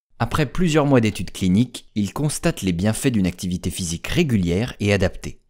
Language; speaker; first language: French; native; French